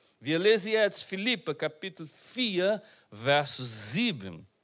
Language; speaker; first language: German; non-native, learner; Portuguese